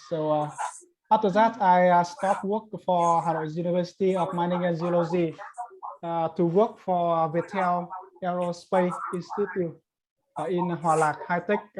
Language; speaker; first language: English; non-native, learner; Vietnamese